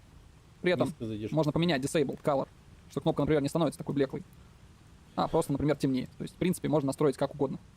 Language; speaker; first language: Russian; native; Russian